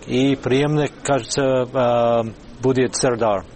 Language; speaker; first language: Russian; non-native, fluent; English